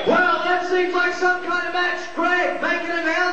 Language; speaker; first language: English; native; English